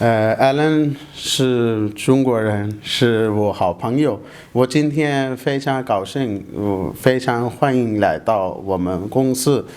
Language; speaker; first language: Chinese; non-native, fluent; Urdu